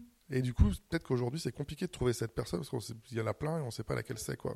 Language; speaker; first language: French; native; French